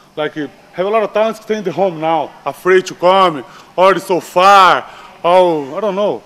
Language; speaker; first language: English; non-native, learner; Portuguese